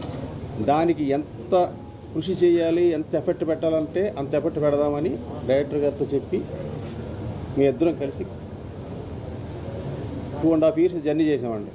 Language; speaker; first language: Telugu; native; Telugu